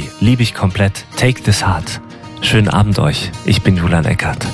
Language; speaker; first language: German; native; German